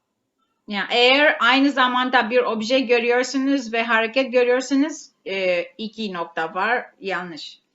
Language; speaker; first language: Turkish; non-native, learner; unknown